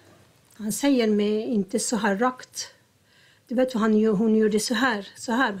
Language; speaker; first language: Swedish; non-native, learner; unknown